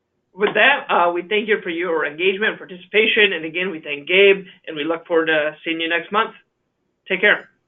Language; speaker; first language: English; native; English